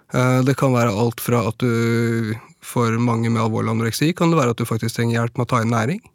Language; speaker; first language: Norwegian; native; Norwegian